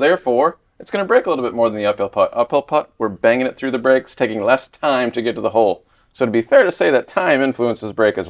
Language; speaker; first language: English; native; English